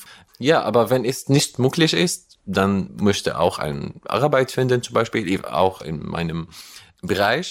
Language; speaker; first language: German; non-native, learner; Arabic